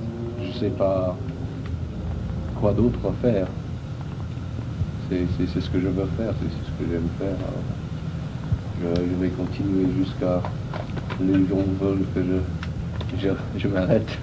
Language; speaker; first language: French; non-native, fluent; English